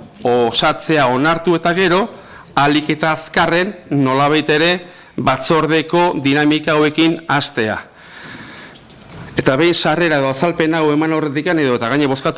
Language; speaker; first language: Basque; native; Basque